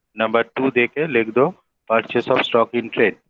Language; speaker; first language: Hindi; non-native, local second language; Bangla